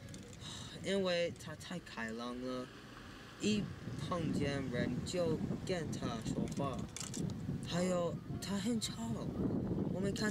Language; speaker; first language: Chinese; non-native, learner; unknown